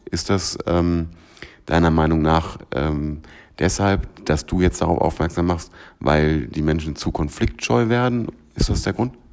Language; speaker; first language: German; native; German